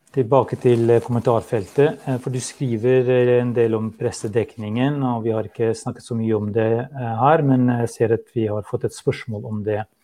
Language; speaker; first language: Norwegian; non-native, fluent; Albanian